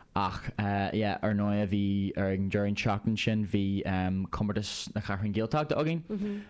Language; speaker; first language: Irish; native; Irish